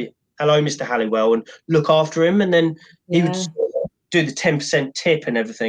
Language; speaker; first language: English; native; English